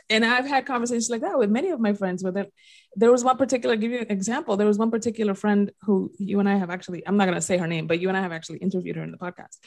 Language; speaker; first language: English; non-native, fluent; Spanish